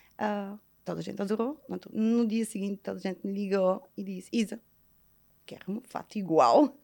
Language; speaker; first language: Portuguese; non-native, fluent; Bulgarian